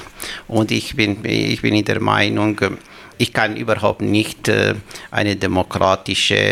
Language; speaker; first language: German; non-native, fluent; Albanian